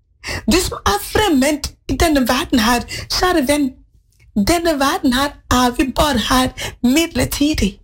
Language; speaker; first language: Swedish; non-native, learner; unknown